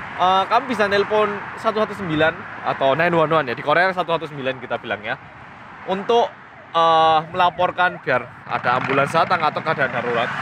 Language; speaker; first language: Indonesian; early bilingual, other home language; Korean